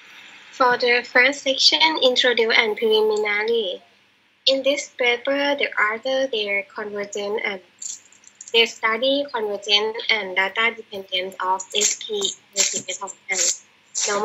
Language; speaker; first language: English; non-native, learner; Thai